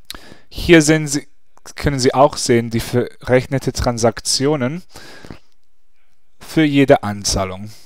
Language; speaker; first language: German; non-native, fluent; English